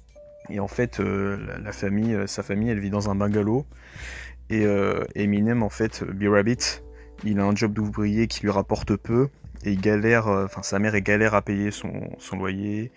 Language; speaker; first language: French; native; French